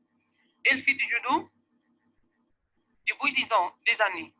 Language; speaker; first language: French; non-native, learner; Arabic